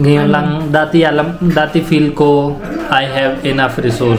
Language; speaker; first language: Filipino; non-native, learner; Punjabi